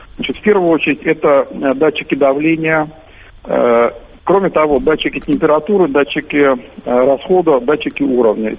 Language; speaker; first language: Russian; native; Russian